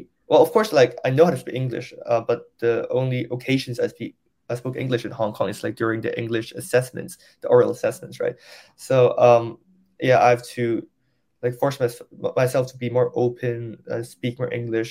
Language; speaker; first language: English; non-native, local second language; Cantonese